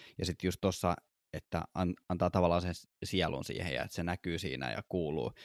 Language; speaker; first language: Finnish; native; Finnish